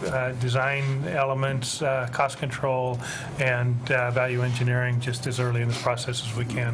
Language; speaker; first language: English; native; English